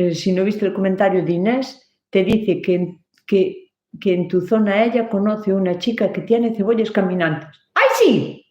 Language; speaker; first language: Spanish; non-native, local second language; Galician